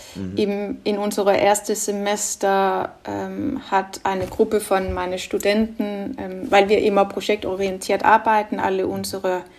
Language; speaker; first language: German; non-native, fluent; Norwegian